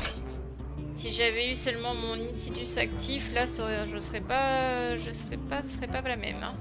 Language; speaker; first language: French; native; French